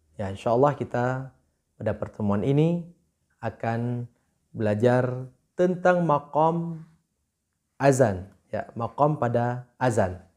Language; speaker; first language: Indonesian; native; Indonesian